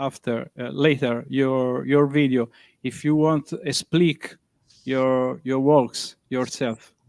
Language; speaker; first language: English; non-native, learner; Italian